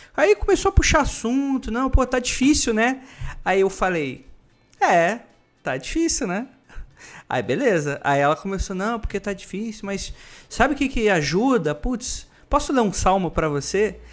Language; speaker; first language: Portuguese; native; Portuguese